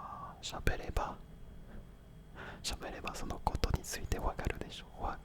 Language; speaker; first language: Japanese; non-native, fluent; French